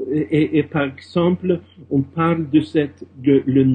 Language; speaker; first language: French; non-native, fluent; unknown